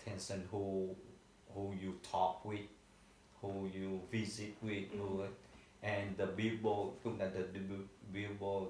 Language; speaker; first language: English; non-native, learner; Vietnamese